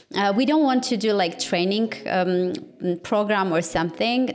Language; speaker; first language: English; non-native, fluent; Armenian